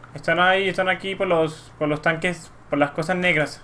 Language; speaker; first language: Spanish; native; Spanish